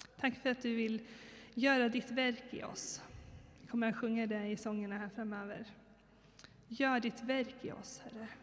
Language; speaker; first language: Swedish; native; Swedish